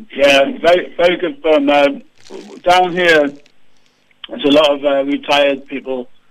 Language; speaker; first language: English; native; English